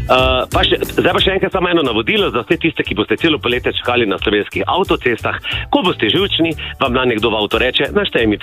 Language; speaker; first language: Slovenian; native; Slovenian